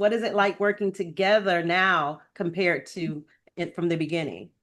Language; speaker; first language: English; native; English